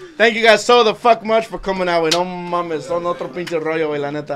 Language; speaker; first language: English; early bilingual, other home language; Spanish